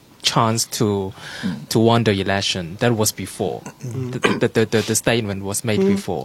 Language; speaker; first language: English; non-native, local second language; Cantonese